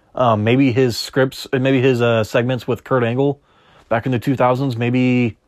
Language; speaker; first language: English; native; English